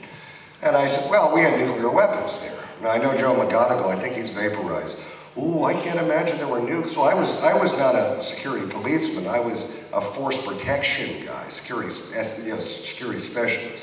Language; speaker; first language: English; native; English